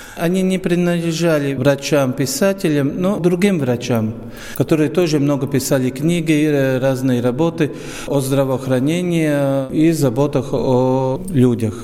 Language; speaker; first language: Russian; non-native, local second language; Latvian